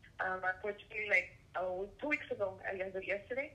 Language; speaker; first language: English; early bilingual, other home language; Spanish